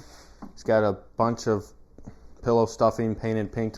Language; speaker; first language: English; native; English